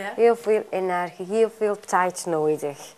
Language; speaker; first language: Dutch; non-native, learner; Turkish